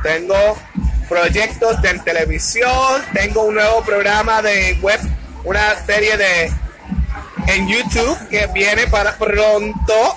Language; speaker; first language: Spanish; native; Spanish